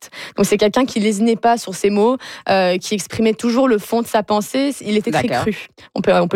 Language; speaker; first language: French; native; French